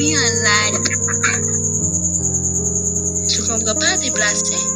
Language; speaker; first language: French; non-native, local second language; Haitian Creole